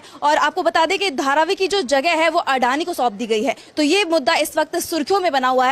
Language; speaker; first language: Hindi; native; Hindi